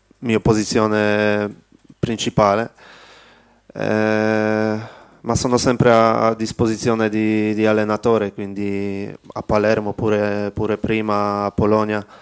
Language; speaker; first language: Italian; non-native, learner; Polish